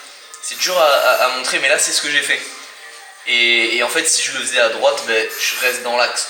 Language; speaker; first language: French; native; French